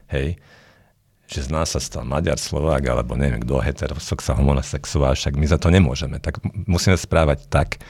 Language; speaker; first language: Slovak; non-native, local second language; Hungarian